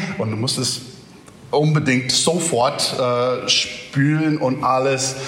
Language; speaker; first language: German; non-native, fluent; English